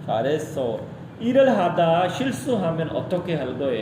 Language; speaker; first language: Korean; non-native, learner; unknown